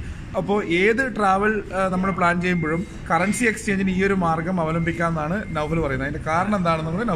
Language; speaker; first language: Malayalam; native; Malayalam